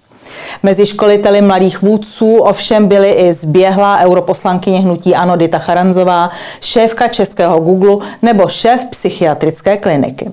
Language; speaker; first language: Czech; native; Czech